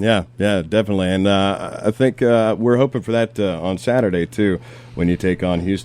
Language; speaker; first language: English; native; English